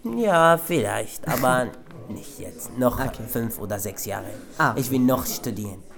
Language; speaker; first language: German; non-native, learner; Arabic